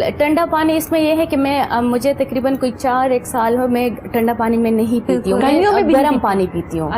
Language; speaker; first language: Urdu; non-native, local second language; Pashto